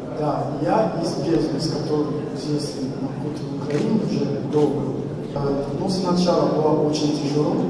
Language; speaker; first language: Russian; non-native, learner; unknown